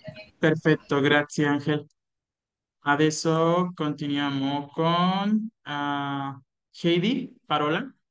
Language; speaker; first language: Italian; non-native, fluent; Spanish